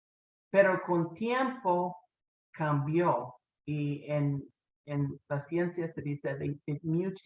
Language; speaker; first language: Spanish; non-native, fluent; English